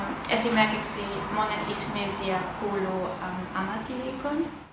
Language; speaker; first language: Finnish; non-native, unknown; German